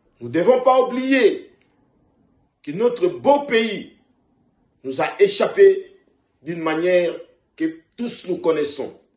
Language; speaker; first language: French; non-native, local second language; Lingala